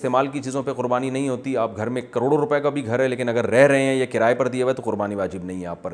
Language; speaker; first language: Urdu; native; Urdu